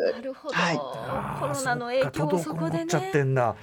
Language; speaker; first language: Japanese; native; Japanese